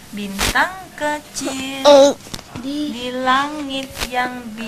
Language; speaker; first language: Indonesian; native; Indonesian